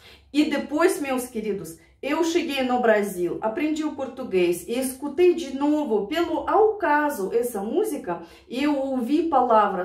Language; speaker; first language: Portuguese; non-native, learner; Russian